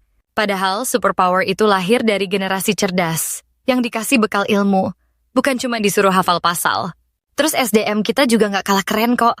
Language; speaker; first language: Indonesian; native; Indonesian